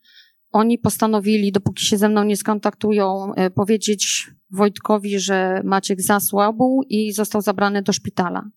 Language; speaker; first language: Polish; native; Polish